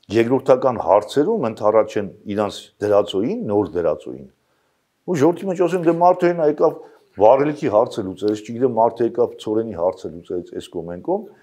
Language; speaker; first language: Armenian; native; Armenian